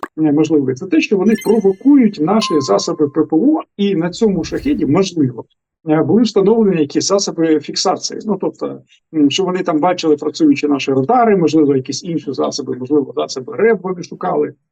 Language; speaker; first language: Ukrainian; native; Ukrainian